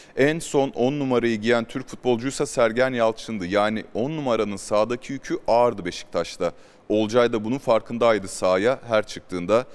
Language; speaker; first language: Turkish; native; Turkish